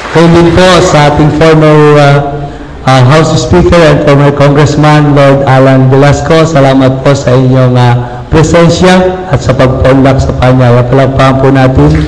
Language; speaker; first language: Filipino; native; Filipino